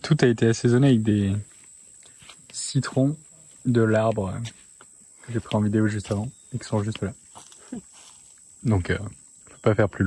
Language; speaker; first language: French; native; French